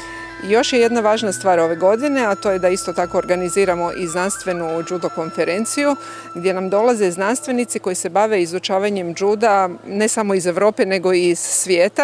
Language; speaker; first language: Croatian; native; Croatian